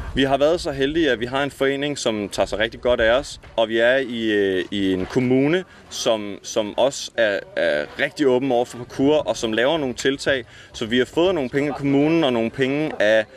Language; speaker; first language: Danish; native; Danish